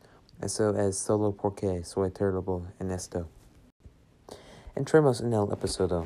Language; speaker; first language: Spanish; non-native, learner; English